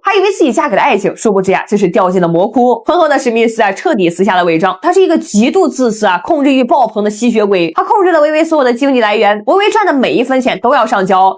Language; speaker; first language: Chinese; native; Chinese